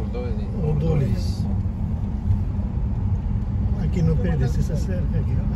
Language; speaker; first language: Spanish; non-native, learner; Bangla